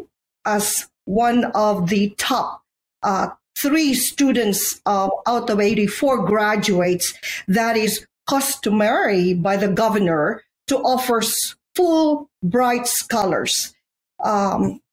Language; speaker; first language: English; non-native, local second language; Hiligaynon